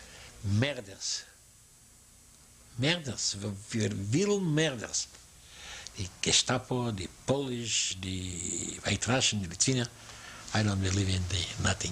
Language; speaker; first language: English; non-native, learner; Yiddish